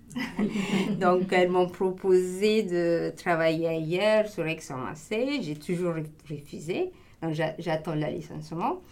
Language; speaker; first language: French; non-native, learner; Amharic